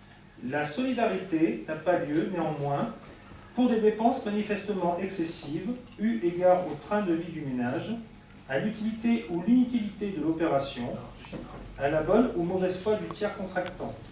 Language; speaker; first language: French; native; French